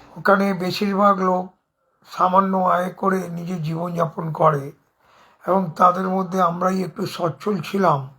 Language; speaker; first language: Bangla; non-native, local second language; Punjabi